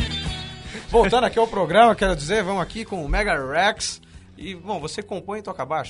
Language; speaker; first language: Portuguese; native; Portuguese